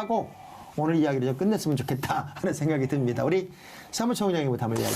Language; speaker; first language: Korean; native; Korean